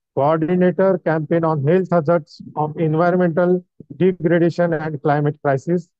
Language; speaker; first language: English; non-native, local second language; Marathi